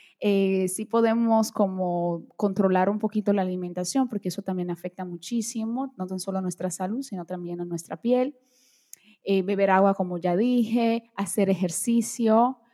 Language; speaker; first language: Spanish; early bilingual, other home language; Portuguese